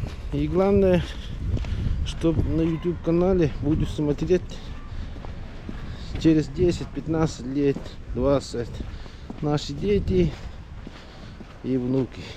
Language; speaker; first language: Russian; non-native, local second language; Yakut